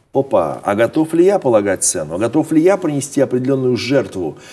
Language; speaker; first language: Russian; native; Russian